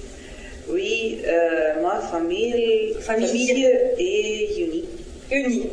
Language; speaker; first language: French; non-native, learner; Russian